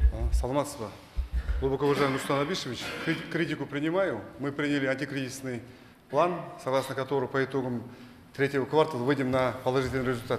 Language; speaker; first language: Russian; non-native, local second language; Kazakh